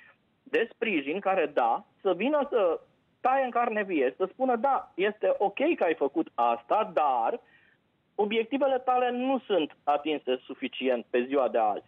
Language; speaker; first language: Romanian; native; Romanian